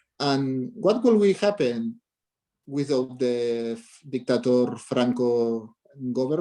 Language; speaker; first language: English; non-native, learner; Catalan